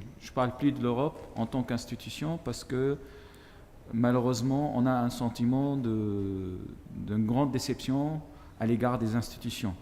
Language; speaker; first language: French; non-native, fluent; Arabic